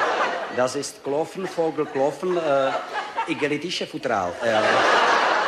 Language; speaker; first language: German; non-native, learner; Czech